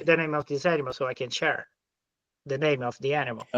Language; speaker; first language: English; non-native, fluent; Portuguese